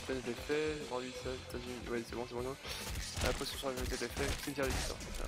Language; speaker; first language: French; native; French